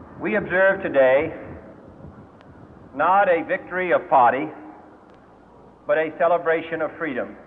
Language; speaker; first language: English; native; English